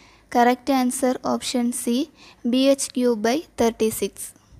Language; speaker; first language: English; non-native, local second language; Malayalam